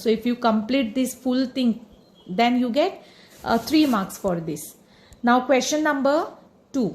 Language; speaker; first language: English; non-native, local second language; Konkani